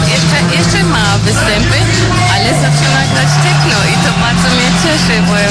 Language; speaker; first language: Polish; early bilingual, heritage; Polish